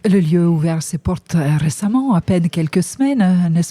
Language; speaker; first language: French; native; French